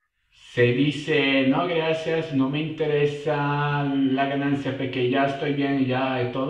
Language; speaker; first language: Spanish; non-native, fluent; Italian